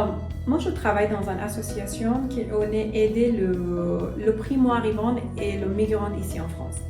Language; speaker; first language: French; non-native, learner; Persian